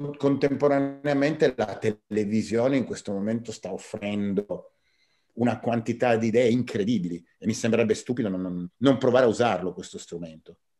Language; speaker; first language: Italian; native; Italian